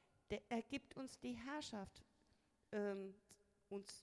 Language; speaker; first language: German; non-native, fluent; Spanish